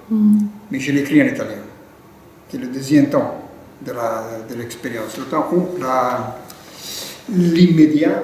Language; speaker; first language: French; non-native, fluent; Italian